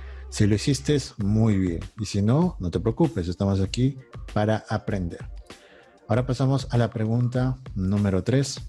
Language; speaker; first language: Spanish; native; Spanish